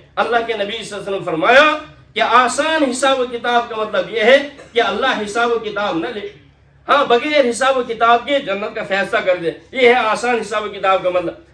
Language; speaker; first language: Urdu; non-native, local second language; Kashmiri